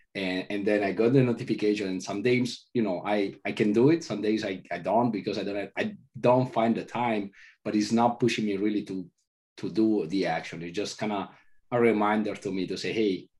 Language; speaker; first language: English; non-native, fluent; Italian